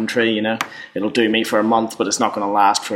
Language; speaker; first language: English; native; English